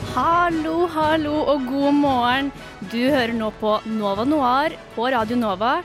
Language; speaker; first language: Norwegian; native; Norwegian